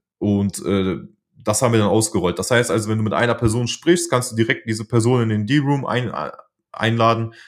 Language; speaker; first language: German; early bilingual, other home language; Polish